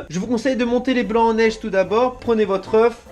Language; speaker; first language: French; native; French